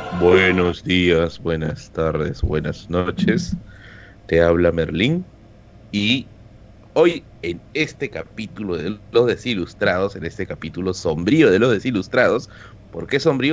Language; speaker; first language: Spanish; native; Spanish